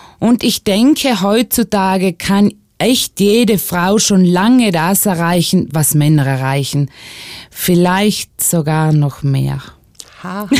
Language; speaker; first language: German; native; German